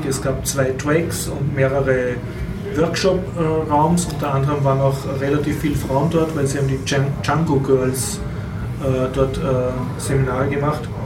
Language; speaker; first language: German; native; German